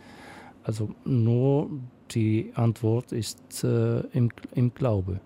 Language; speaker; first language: German; non-native, fluent; Arabic